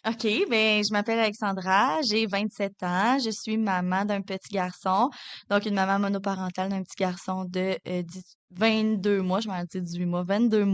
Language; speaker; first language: French; native; French